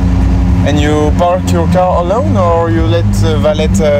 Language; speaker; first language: English; non-native, learner; French